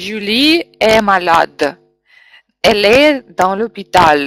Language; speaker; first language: French; non-native, fluent; Russian